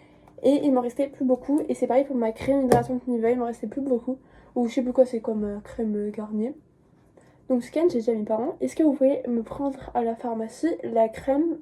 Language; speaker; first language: French; native; French